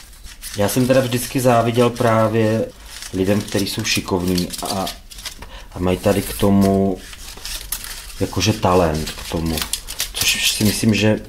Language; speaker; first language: Czech; native; Czech